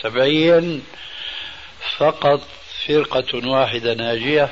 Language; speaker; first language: Arabic; early bilingual, other home language; Albanian